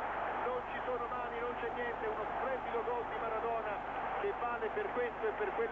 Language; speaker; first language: Italian; native; Italian